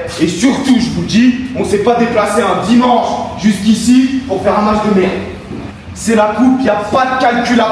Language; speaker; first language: French; native; French